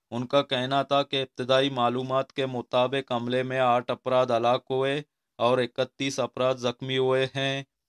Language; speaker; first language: Urdu; non-native, local second language; Baluchi